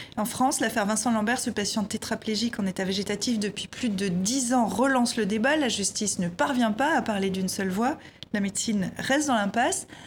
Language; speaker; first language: French; native; French